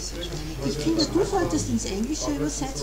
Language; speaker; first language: German; native; German